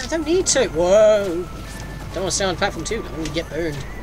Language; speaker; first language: English; native; English